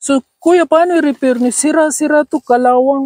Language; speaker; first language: Filipino; non-native, learner; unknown